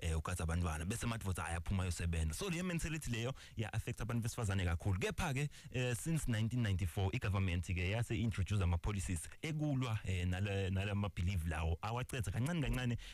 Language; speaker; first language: Zulu; non-native, local second language; Swati